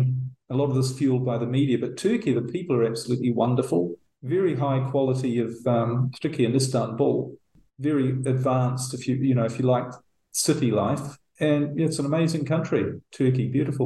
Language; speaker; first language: English; native; English